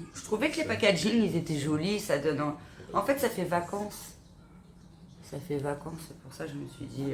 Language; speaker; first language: French; native; French